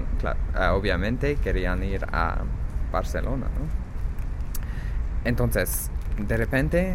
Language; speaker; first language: Spanish; non-native, fluent; English